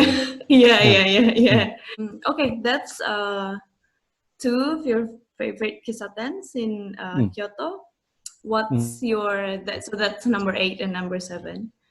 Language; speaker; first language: English; non-native, fluent; Indonesian